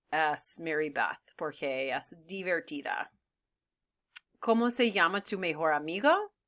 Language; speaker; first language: Spanish; non-native, fluent; English